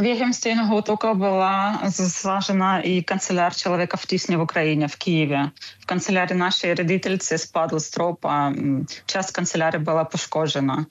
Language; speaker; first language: Czech; non-native, fluent; Ukrainian